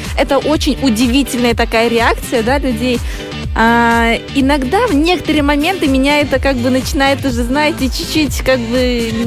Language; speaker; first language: Russian; native; Russian